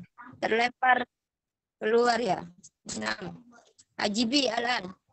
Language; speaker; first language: Indonesian; native; Indonesian